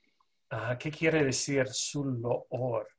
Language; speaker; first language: Spanish; non-native, fluent; English